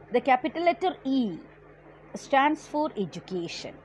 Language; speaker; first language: English; non-native, local second language; Malayalam